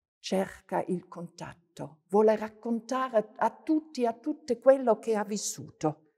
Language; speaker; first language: Italian; non-native, fluent; German